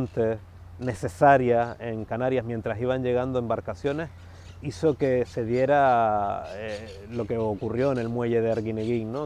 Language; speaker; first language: Spanish; native; Spanish